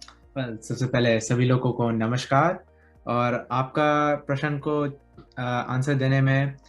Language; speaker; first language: Hindi; early bilingual, heritage; Hindi